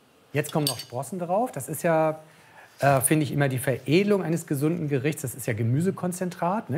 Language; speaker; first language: German; native; German